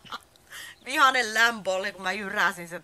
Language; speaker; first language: Finnish; native; Finnish